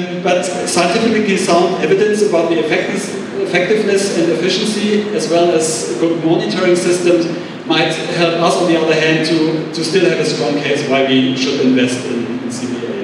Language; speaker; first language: English; non-native, fluent; German